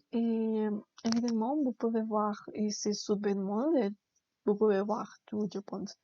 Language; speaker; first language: French; non-native, learner; Spanish